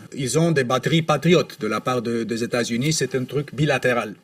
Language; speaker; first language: French; non-native, fluent; Romanian